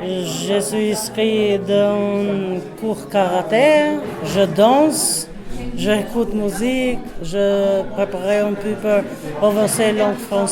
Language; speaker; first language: French; non-native, learner; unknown